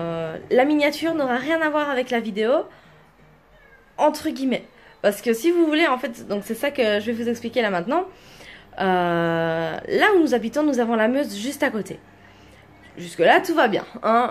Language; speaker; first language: French; native; French